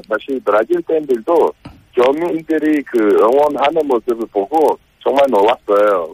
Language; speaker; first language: Korean; non-native, fluent; Portuguese